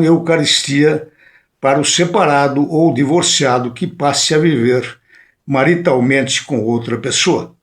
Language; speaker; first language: Portuguese; native; Portuguese